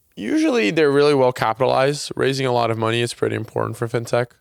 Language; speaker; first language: English; non-native, fluent; Portuguese